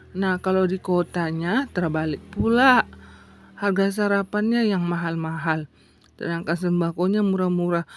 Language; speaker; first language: Indonesian; non-native, local second language; Buginese